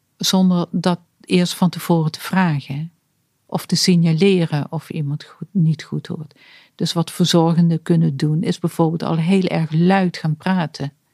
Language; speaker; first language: Dutch; native; Dutch